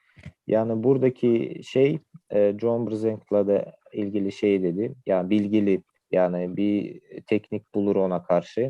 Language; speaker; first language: Turkish; non-native, fluent; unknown